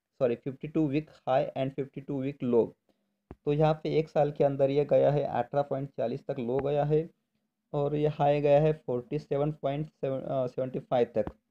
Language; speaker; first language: Hindi; non-native, local second language; Marathi